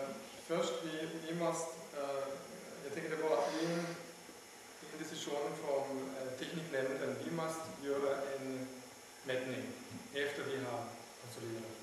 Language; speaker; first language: Swedish; non-native, learner; German